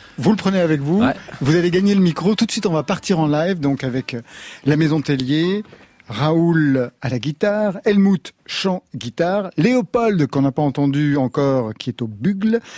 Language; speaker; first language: French; native; French